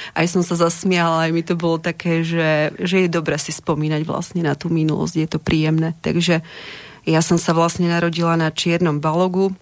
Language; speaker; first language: Slovak; native; Slovak